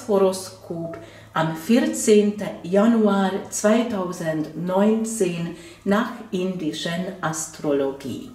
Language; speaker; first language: German; non-native, fluent; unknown